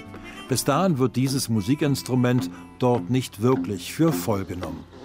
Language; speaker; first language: German; native; German